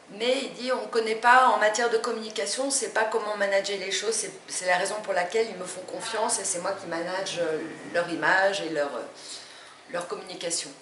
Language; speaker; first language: French; non-native, fluent; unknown